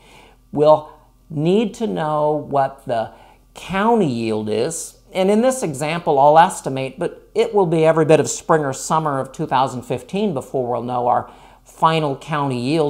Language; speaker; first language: English; native; English